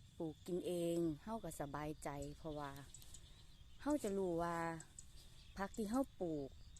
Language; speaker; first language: Thai; native; Thai